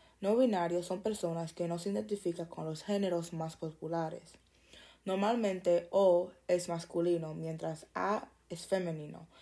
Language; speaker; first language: Spanish; early bilingual, heritage; Spanish